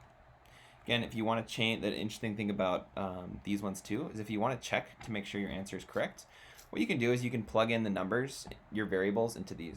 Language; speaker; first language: English; native; English